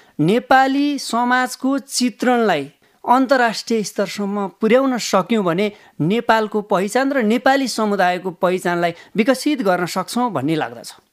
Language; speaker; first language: Nepali; native; Nepali